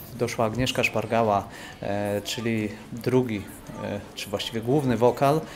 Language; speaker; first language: Polish; native; Polish